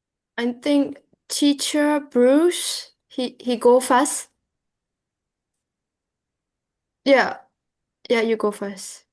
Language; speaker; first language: English; non-native, learner; Burmese